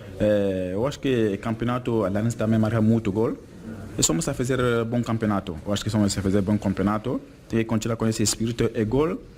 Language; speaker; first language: Portuguese; non-native, fluent; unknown